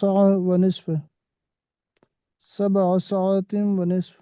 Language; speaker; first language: Arabic; non-native, learner; Urdu